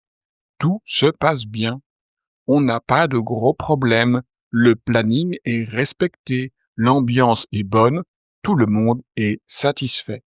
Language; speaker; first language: French; native; French